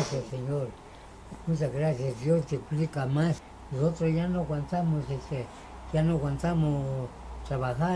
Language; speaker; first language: Spanish; non-native, local second language; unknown